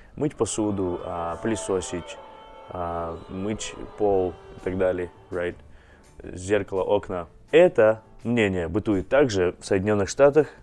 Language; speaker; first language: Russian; non-native, fluent; English